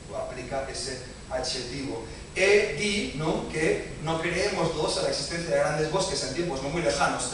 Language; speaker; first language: Spanish; native; Spanish